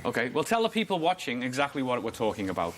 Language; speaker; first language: English; native; English